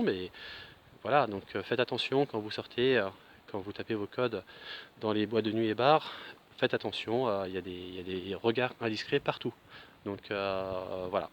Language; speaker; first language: French; native; French